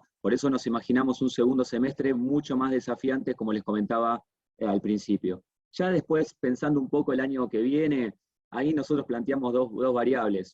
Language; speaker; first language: Spanish; native; Spanish